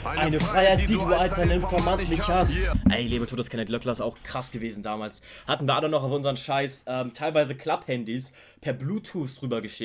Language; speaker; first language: German; native; German